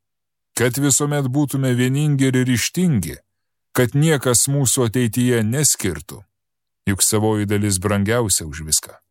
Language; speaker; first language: Lithuanian; native; Lithuanian